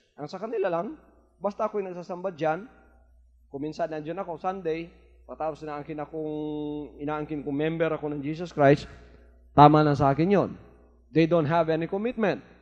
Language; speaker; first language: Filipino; non-native, local second language; Cebuano